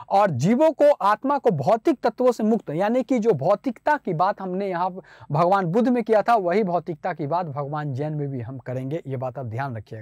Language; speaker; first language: Hindi; native; Hindi